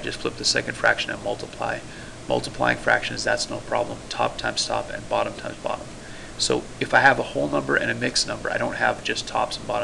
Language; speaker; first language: English; native; English